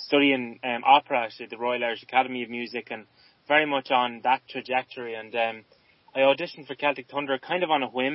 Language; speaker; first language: English; native; English